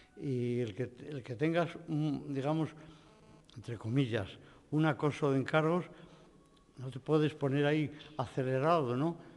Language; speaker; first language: Spanish; native; Spanish